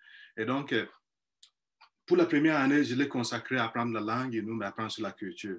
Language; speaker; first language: French; non-native, fluent; Igbo